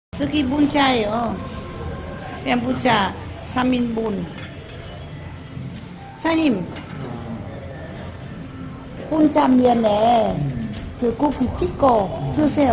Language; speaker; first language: Korean; non-native, learner; Vietnamese